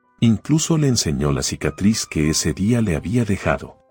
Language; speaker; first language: Spanish; native; Spanish